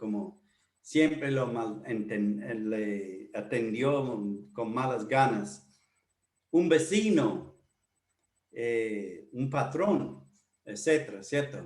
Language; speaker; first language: Spanish; non-native, fluent; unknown